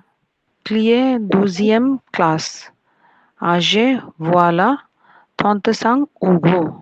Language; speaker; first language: French; non-native, learner; Bangla